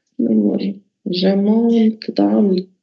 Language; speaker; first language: French; non-native, learner; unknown